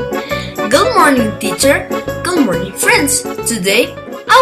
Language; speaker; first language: English; non-native, learner; Spanish